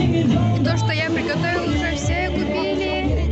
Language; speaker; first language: Russian; non-native, local second language; Kyrgyz